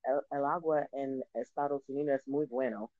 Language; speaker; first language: Spanish; non-native, learner; English